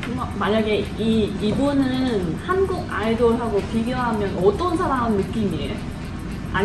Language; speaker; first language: Korean; non-native, fluent; Vietnamese